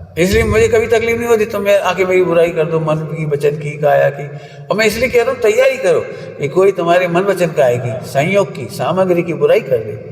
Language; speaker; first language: Hindi; native; Hindi